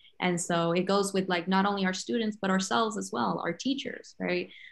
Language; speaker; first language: English; early bilingual, other home language; Spanish